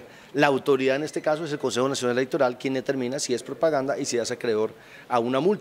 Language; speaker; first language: Spanish; native; Spanish